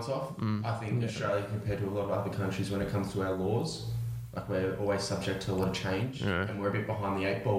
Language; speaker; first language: English; native; English